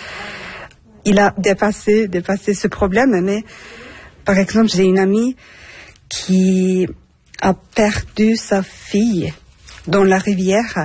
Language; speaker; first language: French; non-native, fluent; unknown